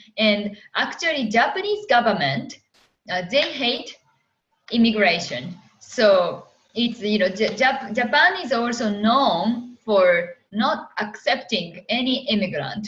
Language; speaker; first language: English; non-native, fluent; Japanese